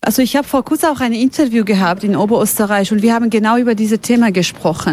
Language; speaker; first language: German; non-native, fluent; Kurdish